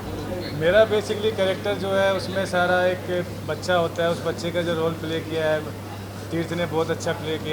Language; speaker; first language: Hindi; native; Hindi